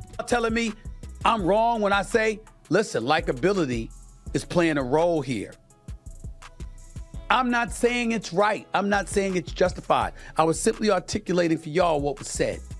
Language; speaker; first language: English; native; English